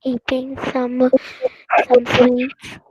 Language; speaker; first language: English; non-native, learner; Hindi